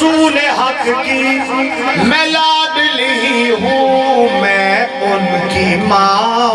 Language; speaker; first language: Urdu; non-native, local second language; Punjabi